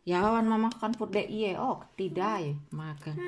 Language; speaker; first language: Dutch; non-native, learner; Indonesian